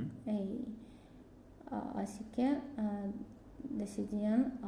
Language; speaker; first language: Spanish; non-native, learner; Russian